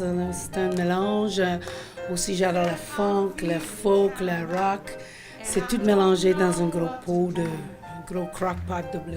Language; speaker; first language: French; non-native, fluent; English